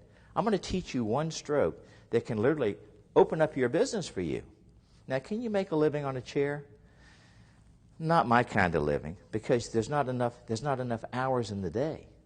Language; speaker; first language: English; native; English